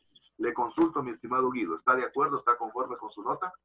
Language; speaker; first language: Spanish; native; Spanish